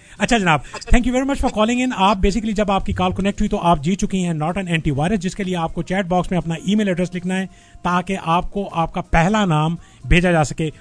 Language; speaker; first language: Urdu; native; Urdu